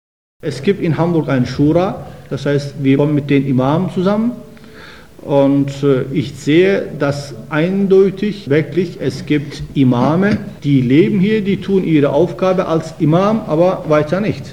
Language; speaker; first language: German; non-native, fluent; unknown